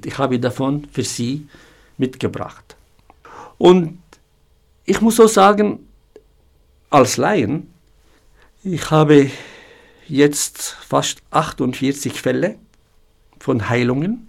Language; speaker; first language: German; non-native, fluent; Arabic